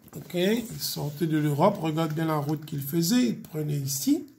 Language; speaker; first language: French; non-native, local second language; Morisyen